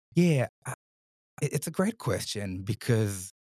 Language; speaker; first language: English; non-native, fluent; Hebrew